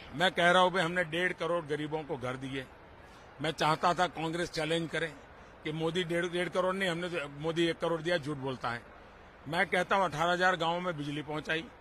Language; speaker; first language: Hindi; non-native, local second language; Gujarati